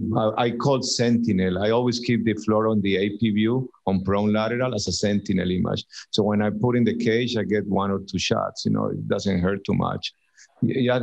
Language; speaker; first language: English; non-native, fluent; Spanish